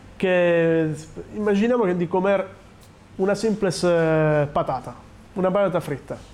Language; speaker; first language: Portuguese; non-native, learner; Italian